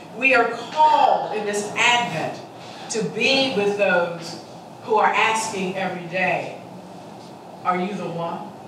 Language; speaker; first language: English; native; English